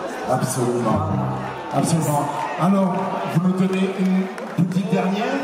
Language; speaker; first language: French; non-native, local second language; Kinyarwanda